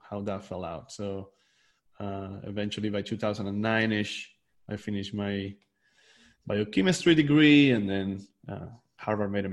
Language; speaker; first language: English; non-native, fluent; Spanish